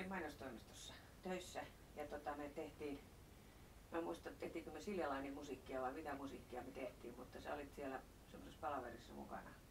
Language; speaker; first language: Finnish; native; Finnish